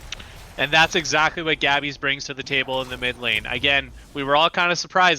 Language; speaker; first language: English; native; English